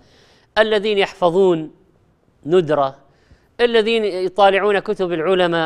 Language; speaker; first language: Arabic; native; Arabic